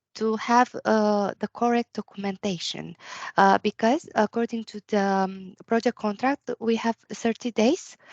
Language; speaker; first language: English; non-native, fluent; Romanian